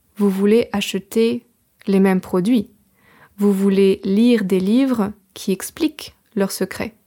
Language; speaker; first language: French; native; French